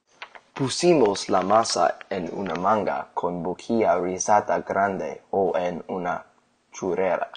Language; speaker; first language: Spanish; non-native, learner; English